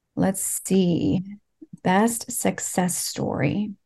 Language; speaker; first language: English; early bilingual, other home language; Spanish